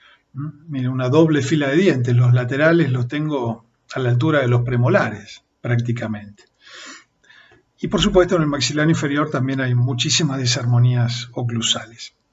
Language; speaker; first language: Spanish; native; Spanish